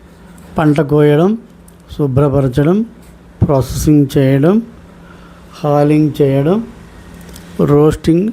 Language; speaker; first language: Telugu; native; Telugu